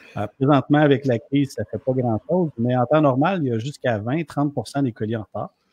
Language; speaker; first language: French; native; French